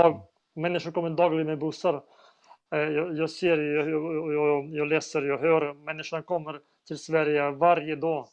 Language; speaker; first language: Swedish; non-native, fluent; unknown